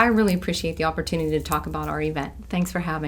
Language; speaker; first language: English; native; English